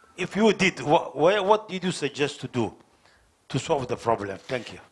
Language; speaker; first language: English; non-native, learner; Somali